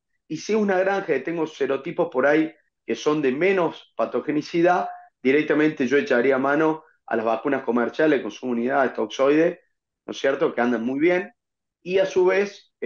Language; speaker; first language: Spanish; native; Spanish